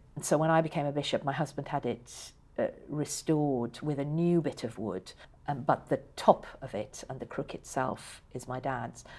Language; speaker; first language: English; early bilingual, other home language; Persian